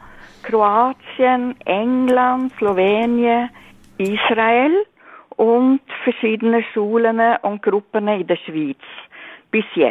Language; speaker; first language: German; non-native, fluent; Norwegian